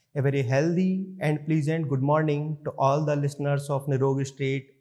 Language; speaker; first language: English; non-native, local second language; Hindi